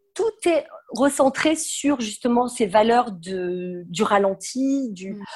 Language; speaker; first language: French; native; French